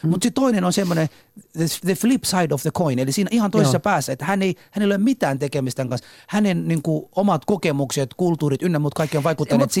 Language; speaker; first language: Finnish; early bilingual, other home language; Somali